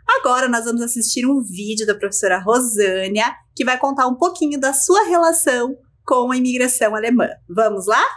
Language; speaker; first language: Portuguese; native; Portuguese